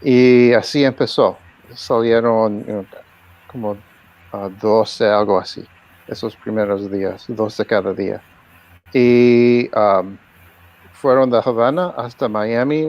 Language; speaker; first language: Spanish; early bilingual, heritage; Spanish